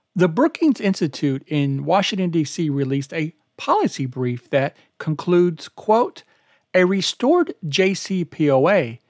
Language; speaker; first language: English; native; English